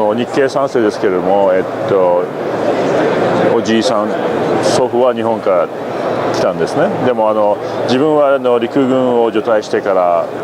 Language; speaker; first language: Japanese; early bilingual, heritage; English